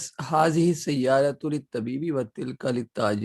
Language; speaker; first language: Arabic; non-native, learner; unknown